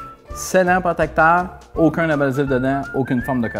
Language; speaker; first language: French; native; French